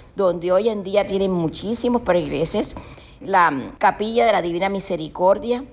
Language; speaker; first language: Spanish; native; Spanish